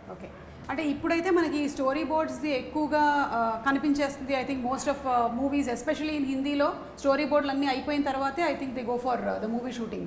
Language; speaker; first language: Telugu; native; Telugu